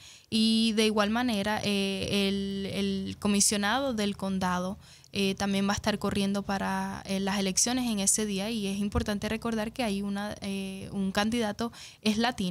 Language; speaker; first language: Spanish; native; Spanish